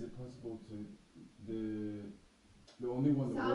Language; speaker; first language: English; native; English